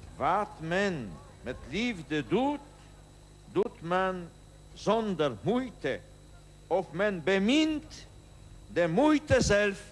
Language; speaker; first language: Dutch; non-native, learner; Polish